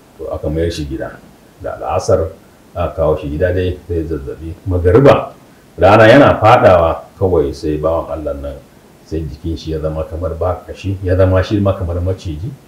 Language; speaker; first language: Hausa; non-native, local second language; Kanuri